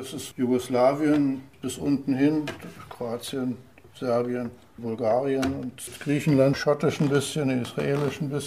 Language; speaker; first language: German; native; German